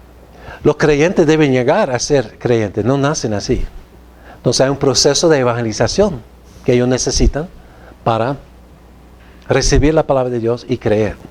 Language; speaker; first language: Spanish; non-native, fluent; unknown